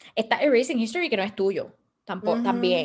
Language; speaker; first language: Spanish; early bilingual, heritage; Spanish